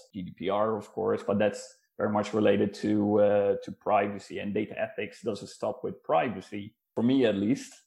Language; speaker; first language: English; non-native, fluent; Dutch